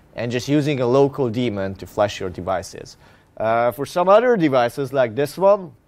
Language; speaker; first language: English; non-native, fluent; Hungarian